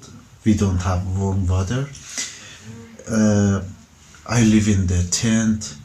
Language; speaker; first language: English; non-native, learner; Persian